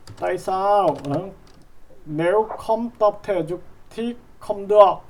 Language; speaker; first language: Vietnamese; non-native, learner; Korean